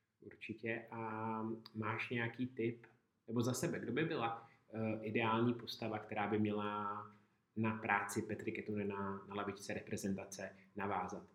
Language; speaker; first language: Czech; native; Czech